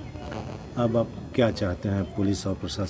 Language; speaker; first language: Hindi; native; Hindi